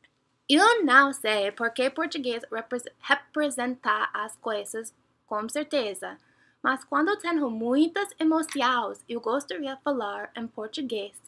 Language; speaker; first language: Portuguese; non-native, learner; English